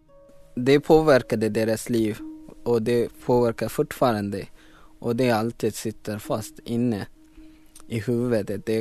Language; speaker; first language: Swedish; non-native, learner; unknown